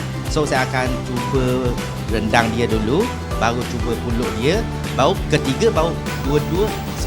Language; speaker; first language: Malay; native; Malay